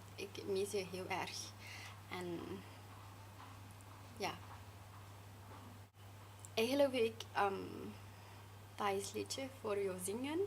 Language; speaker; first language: Dutch; non-native, fluent; Thai